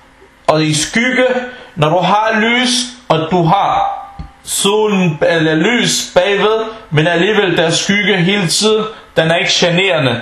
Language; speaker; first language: Danish; non-native, local second language; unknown